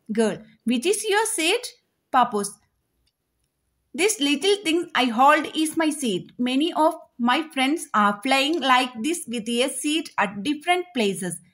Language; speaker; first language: English; non-native, local second language; Malayalam